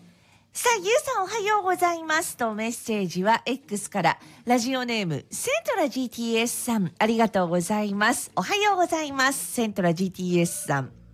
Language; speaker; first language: Japanese; native; Japanese